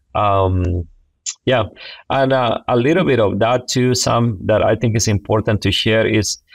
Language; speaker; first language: English; non-native, fluent; Spanish